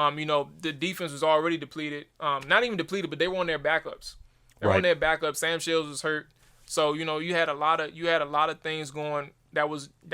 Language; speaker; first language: English; native; English